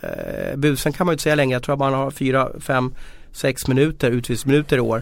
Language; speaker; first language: Swedish; native; Swedish